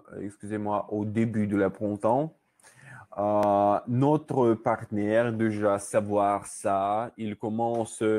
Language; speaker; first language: French; non-native, learner; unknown